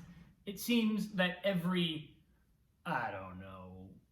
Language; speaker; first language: English; native; English